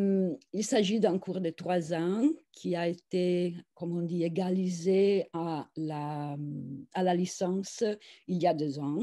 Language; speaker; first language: French; non-native, fluent; Italian